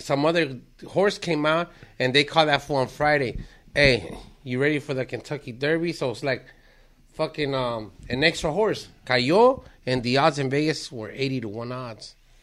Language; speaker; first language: English; early bilingual, other home language; Spanish